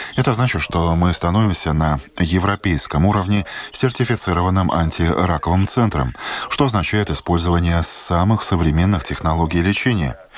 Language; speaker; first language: Russian; non-native, local second language; Latvian